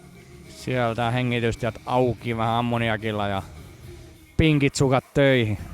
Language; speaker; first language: Finnish; native; Finnish